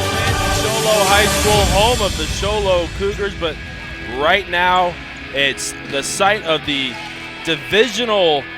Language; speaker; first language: English; native; English